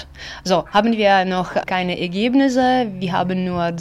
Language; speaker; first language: German; non-native, learner; Ukrainian